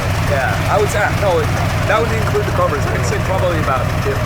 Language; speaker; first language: English; native; English